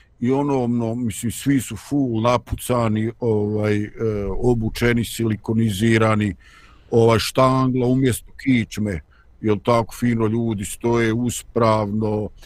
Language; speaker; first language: Bosnian; native; Bosnian